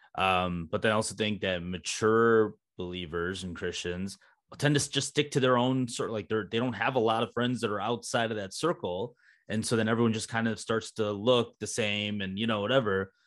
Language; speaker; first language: English; early bilingual, other home language; Hindi